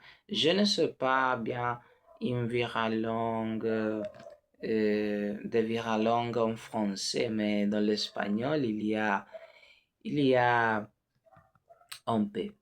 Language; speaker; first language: French; non-native, learner; Spanish